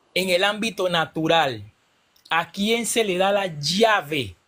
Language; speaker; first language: Spanish; native; Spanish